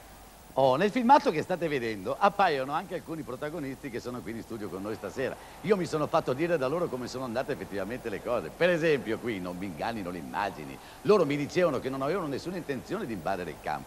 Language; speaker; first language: Italian; native; Italian